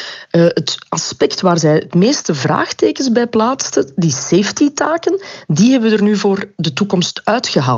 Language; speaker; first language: Dutch; native; Dutch